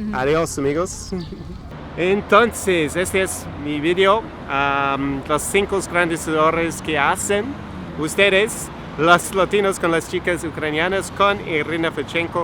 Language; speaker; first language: Spanish; non-native, fluent; English